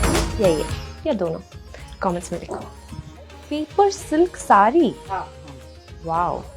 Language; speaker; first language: Hindi; native; Hindi